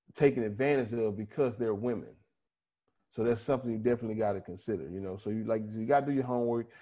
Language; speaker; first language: English; native; English